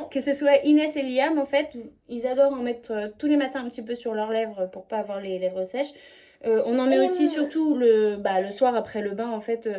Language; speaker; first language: French; native; French